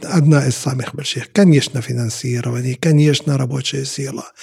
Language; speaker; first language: Russian; non-native, fluent; Arabic